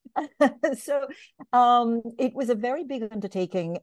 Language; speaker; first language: English; early bilingual, other home language; Bulgarian